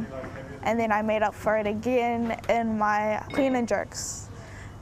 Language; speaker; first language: English; native; English